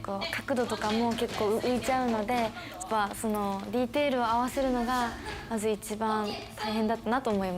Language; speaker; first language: Japanese; native; Japanese